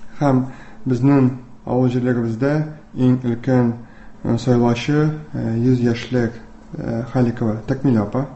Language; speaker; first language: Tatar; native; Tatar